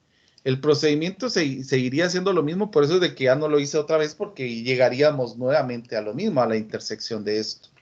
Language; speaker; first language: Spanish; native; Spanish